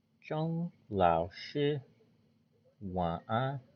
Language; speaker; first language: Chinese; non-native, learner; English